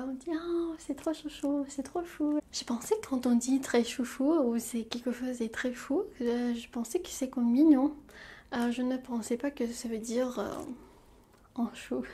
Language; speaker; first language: French; non-native, fluent; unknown